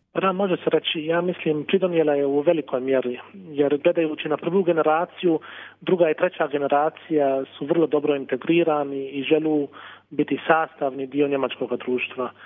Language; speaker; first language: Croatian; early bilingual, heritage; Croatian